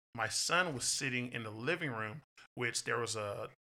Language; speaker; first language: English; native; English